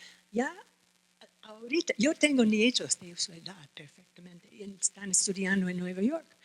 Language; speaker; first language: Spanish; non-native, fluent; English